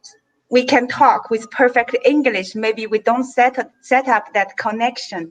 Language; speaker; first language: English; non-native, fluent; Chinese